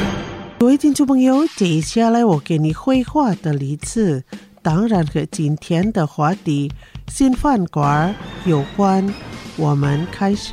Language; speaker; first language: Chinese; non-native, fluent; Indonesian